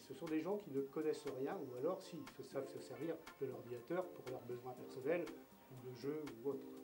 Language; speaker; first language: French; native; French